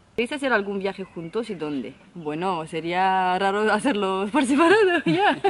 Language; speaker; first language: Spanish; non-native, fluent; Romanian